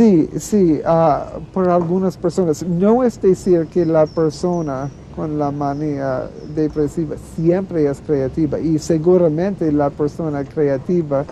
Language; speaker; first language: Spanish; non-native, fluent; English